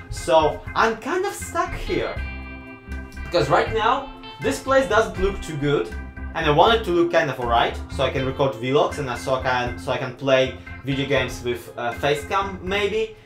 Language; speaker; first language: English; non-native, fluent; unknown